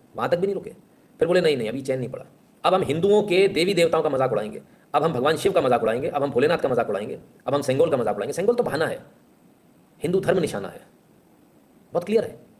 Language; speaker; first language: Hindi; native; Hindi